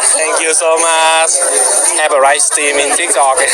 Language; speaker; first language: English; non-native, learner; Thai